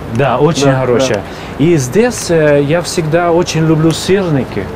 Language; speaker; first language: Russian; non-native, fluent; Hungarian